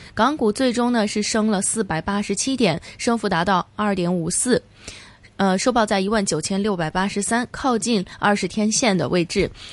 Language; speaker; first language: Chinese; non-native, local second language; Cantonese